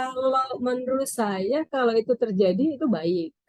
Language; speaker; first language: Indonesian; native; Indonesian